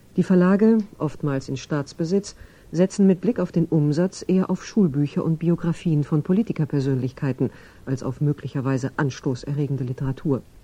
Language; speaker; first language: German; native; German